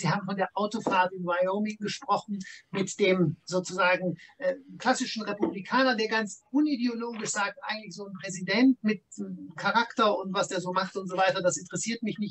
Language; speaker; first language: German; native; German